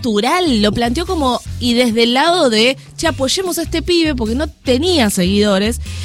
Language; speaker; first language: Spanish; native; Spanish